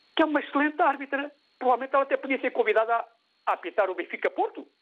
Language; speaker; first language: Portuguese; native; Portuguese